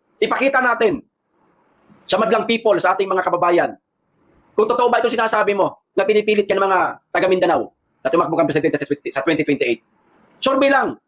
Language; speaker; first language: Filipino; non-native, local second language; Cebuano